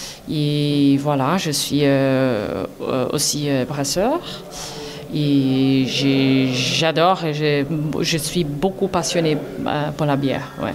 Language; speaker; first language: French; non-native, fluent; Portuguese